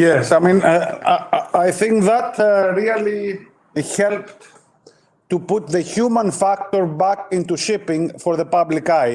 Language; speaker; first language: English; non-native, fluent; Greek